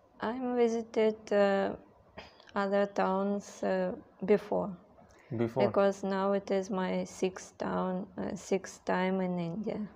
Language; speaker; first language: English; non-native, learner; Russian